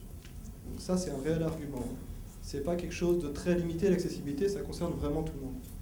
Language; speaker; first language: French; native; French